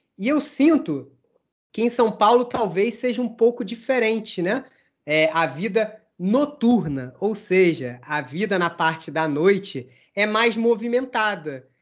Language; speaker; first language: Portuguese; native; Portuguese